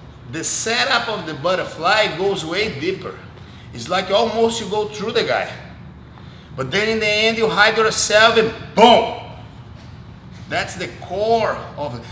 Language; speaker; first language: English; non-native, fluent; Portuguese